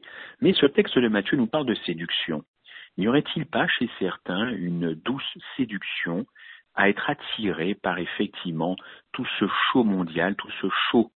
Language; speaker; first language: French; native; French